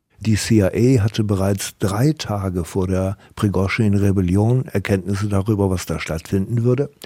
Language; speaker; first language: German; native; German